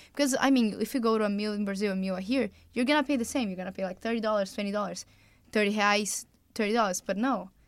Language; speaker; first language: English; non-native, fluent; Portuguese